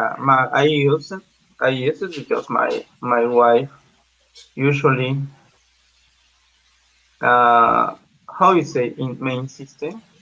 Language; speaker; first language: English; non-native, learner; Spanish